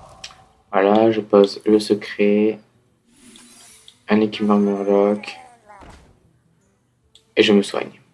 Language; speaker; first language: French; native; French